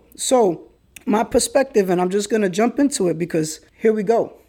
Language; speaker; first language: English; early bilingual, other home language; Spanish